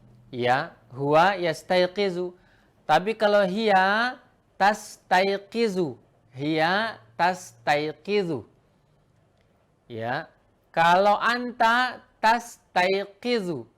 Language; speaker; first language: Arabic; non-native, fluent; Indonesian